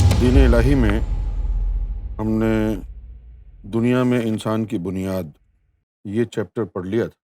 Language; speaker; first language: Urdu; native; Urdu